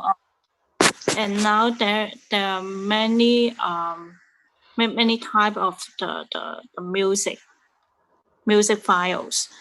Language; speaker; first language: English; non-native, learner; Chinese